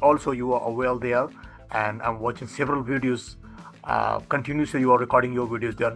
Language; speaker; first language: English; non-native, fluent; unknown